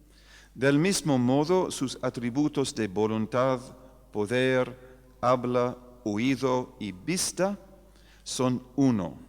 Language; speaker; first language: Spanish; non-native, fluent; English